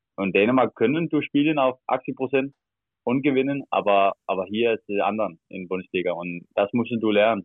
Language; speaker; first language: German; non-native, learner; Danish